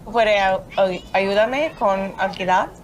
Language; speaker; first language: Spanish; non-native, learner; English